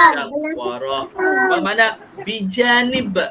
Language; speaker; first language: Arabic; non-native, fluent; Malay